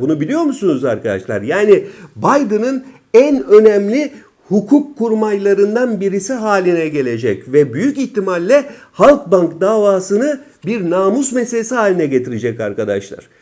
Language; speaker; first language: Turkish; native; Turkish